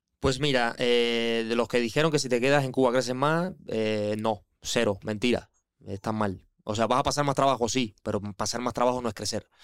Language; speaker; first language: Spanish; native; Spanish